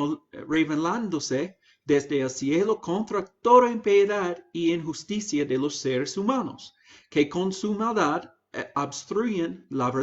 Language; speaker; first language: Spanish; non-native, fluent; English